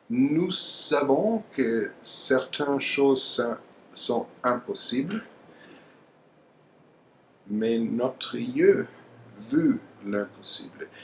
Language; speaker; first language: French; non-native, learner; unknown